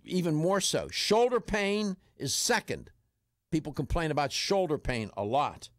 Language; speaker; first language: English; native; English